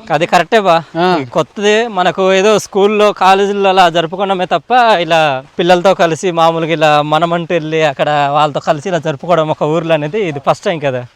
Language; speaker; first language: Telugu; non-native, local second language; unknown